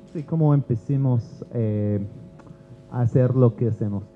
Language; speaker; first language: Spanish; non-native, learner; English